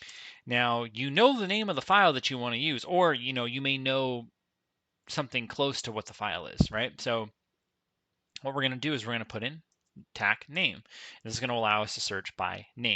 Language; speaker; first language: English; native; English